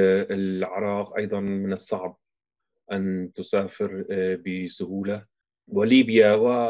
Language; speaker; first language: Arabic; non-native, fluent; German